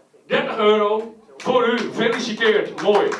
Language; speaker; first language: Dutch; native; Dutch